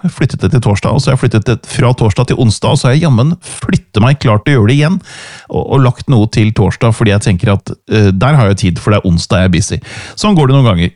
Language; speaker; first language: Norwegian; native; Norwegian